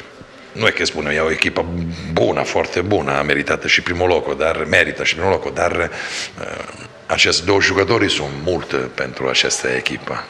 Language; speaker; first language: Romanian; non-native, fluent; Italian